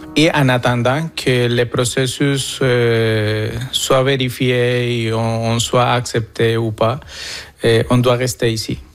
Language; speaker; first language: French; non-native, fluent; Spanish